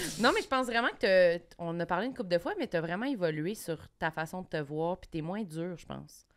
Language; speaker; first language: French; native; French